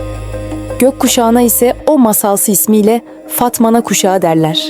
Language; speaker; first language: Turkish; native; Turkish